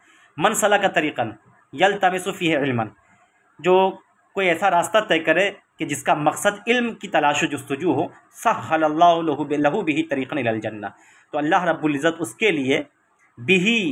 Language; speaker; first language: Urdu; native; Urdu